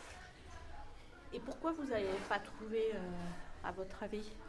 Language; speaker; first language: French; native; French